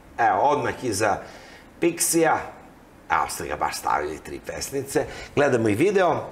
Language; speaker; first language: Serbian; native; Serbian